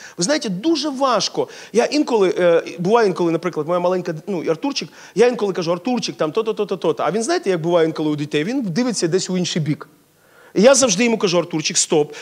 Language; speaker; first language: Ukrainian; non-native, local second language; Russian